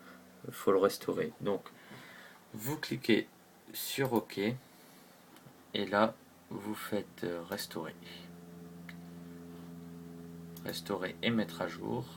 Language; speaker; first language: French; native; French